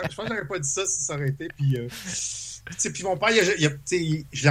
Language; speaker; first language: French; native; French